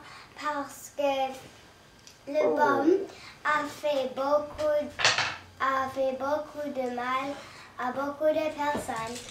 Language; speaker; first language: French; non-native, learner; English